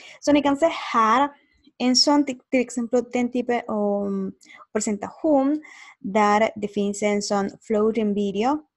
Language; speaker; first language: Swedish; non-native, learner; Spanish